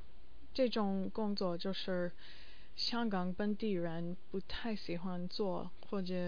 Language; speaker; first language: Chinese; non-native, learner; English